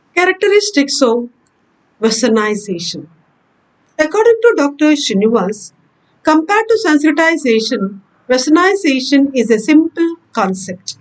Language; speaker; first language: English; non-native, local second language; Kannada